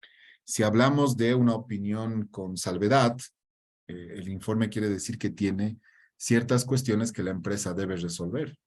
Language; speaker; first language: Spanish; native; Spanish